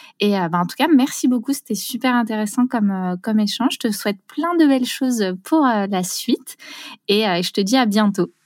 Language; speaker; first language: French; native; French